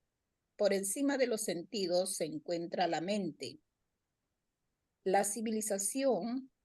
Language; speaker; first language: Spanish; native; Spanish